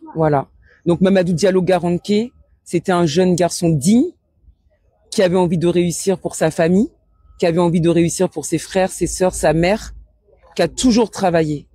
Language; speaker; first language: French; early bilingual, other home language; Wolof